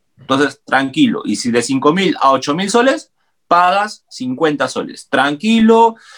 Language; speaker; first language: Spanish; native; Spanish